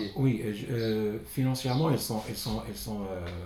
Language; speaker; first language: French; non-native, local second language; Arabic